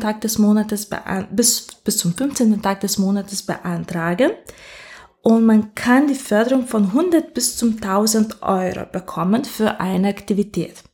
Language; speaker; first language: German; non-native, fluent; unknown